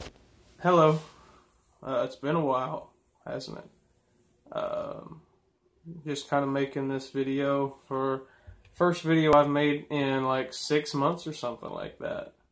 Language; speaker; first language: English; native; English